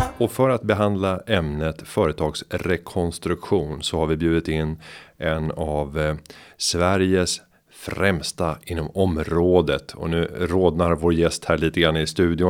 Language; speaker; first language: Swedish; native; Swedish